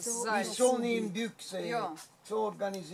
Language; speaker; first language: German; non-native, learner; Italian